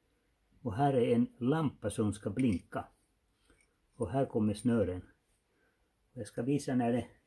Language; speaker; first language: Swedish; non-native, fluent; Finnish